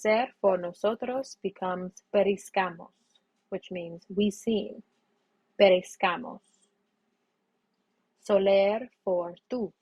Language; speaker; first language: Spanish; non-native, learner; English